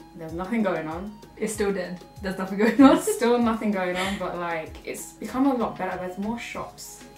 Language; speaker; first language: English; native; English